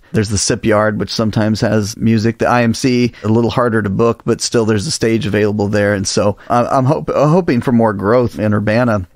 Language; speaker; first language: English; native; English